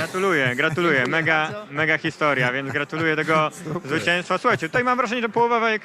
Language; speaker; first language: Polish; native; Polish